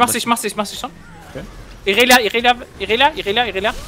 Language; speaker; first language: German; native; German